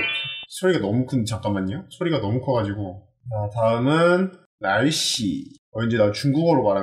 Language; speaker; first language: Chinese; non-native, learner; Korean